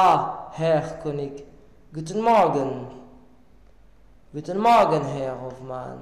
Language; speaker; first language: German; non-native, learner; Arabic